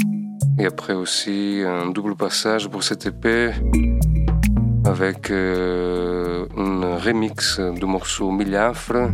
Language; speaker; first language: French; non-native, fluent; Portuguese